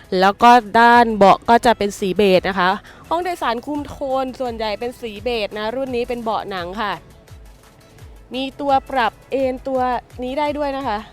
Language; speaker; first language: Thai; native; Thai